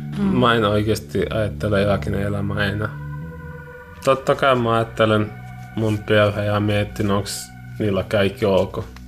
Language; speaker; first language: Finnish; non-native, learner; Arabic